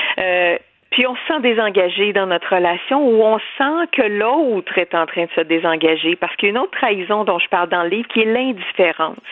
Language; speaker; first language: French; native; French